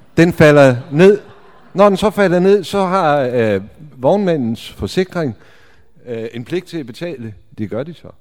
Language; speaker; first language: Danish; native; Danish